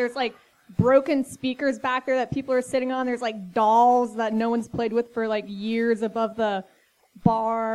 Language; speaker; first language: English; native; English